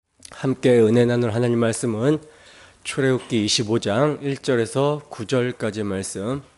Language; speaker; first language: Korean; native; Korean